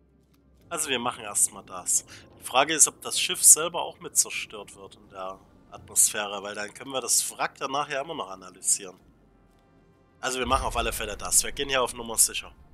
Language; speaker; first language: German; native; German